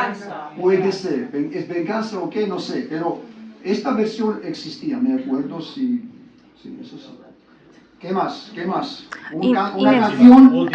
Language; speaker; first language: Spanish; non-native, learner; Georgian